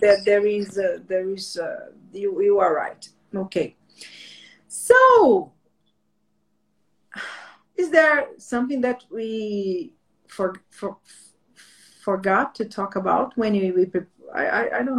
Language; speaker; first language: English; non-native, learner; Portuguese